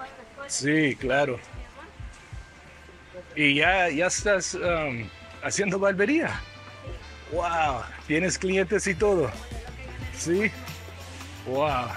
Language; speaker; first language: Spanish; non-native, fluent; English